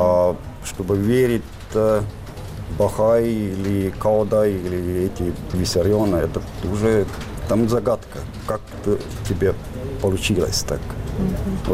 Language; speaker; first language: Russian; non-native, fluent; Estonian